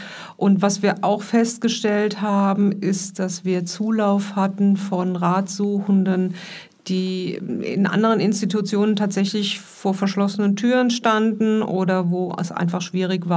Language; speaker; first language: German; native; German